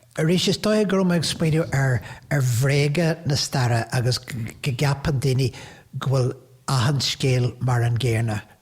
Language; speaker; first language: Irish; native; Irish